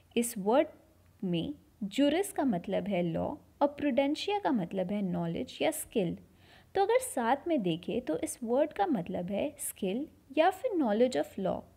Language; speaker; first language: Hindi; native; Hindi